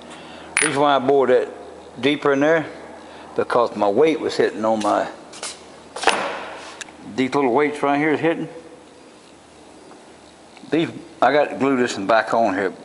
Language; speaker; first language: English; native; English